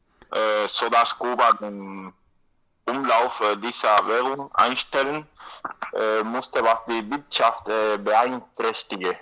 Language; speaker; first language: German; non-native, learner; Spanish